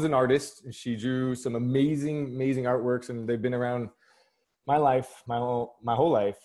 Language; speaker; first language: English; native; English